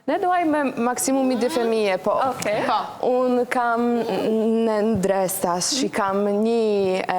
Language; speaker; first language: Albanian; non-native, learner; Polish